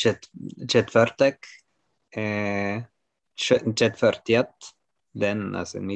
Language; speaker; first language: Bulgarian; non-native, learner; French